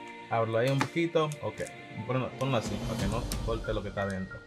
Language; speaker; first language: Spanish; early bilingual, other home language; English